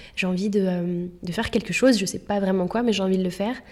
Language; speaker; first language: French; native; French